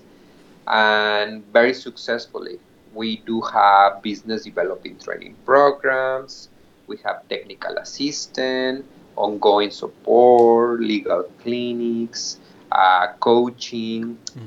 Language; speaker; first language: English; non-native, fluent; Spanish